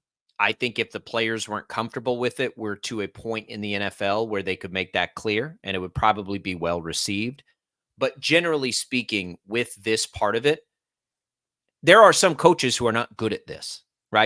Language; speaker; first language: English; native; English